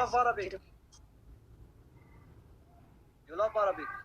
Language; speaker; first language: English; non-native, learner; Arabic